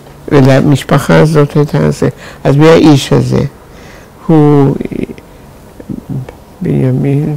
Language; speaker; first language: Hebrew; non-native, fluent; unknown